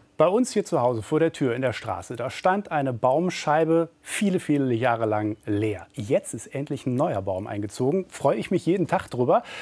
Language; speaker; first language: German; native; German